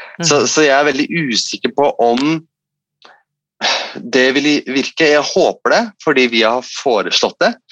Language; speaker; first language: Norwegian; non-native, fluent; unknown